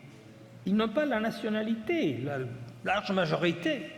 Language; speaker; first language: French; non-native, fluent; Italian